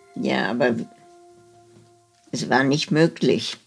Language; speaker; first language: German; early bilingual, heritage; German